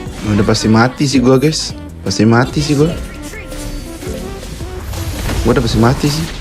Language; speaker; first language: Indonesian; native; Indonesian